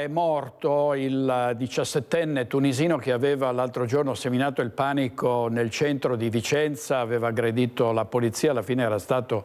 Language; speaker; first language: Italian; native; Italian